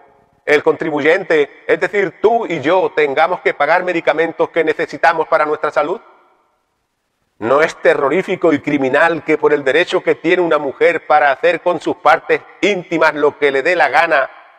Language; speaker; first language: Spanish; native; Spanish